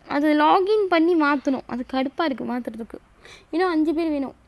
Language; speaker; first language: Tamil; early bilingual, heritage; Tamil